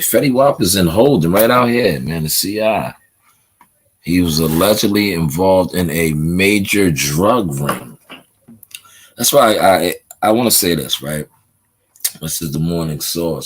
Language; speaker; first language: English; native; English